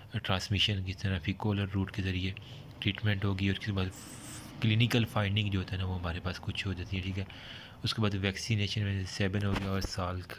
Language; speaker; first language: Urdu; native; Urdu